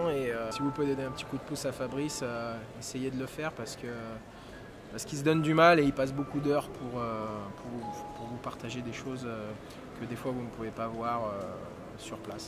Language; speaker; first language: French; native; French